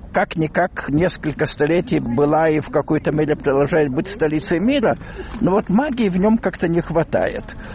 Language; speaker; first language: Russian; non-native, local second language; Lithuanian